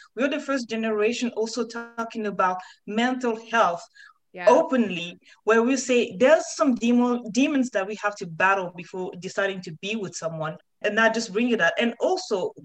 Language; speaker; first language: English; non-native, fluent; French